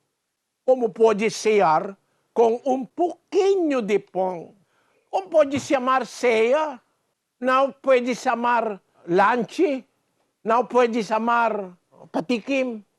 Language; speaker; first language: Portuguese; non-native, learner; Filipino